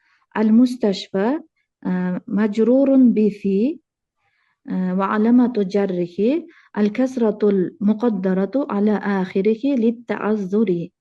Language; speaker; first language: Arabic; non-native, learner; Uzbek